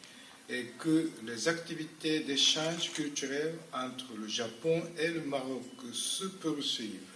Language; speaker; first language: French; non-native, fluent; Japanese